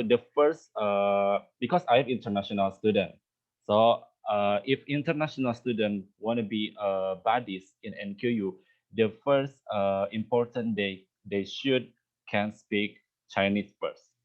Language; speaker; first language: English; non-native, learner; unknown